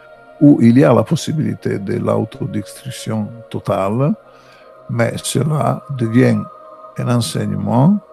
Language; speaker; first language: French; non-native, fluent; Italian